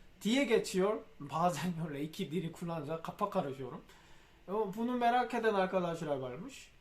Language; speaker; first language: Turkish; non-native, fluent; Korean